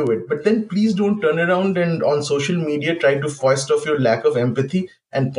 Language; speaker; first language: English; non-native, local second language; Bangla